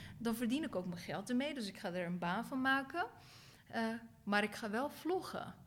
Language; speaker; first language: Dutch; early bilingual, other home language; Turkish